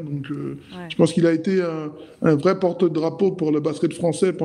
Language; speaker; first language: French; native; French